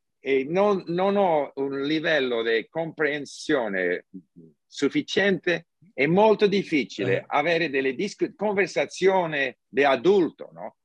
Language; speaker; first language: Italian; non-native, learner; English